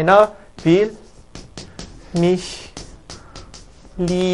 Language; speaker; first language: German; non-native, learner; Korean